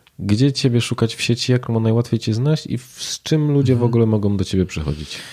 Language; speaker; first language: Polish; native; Polish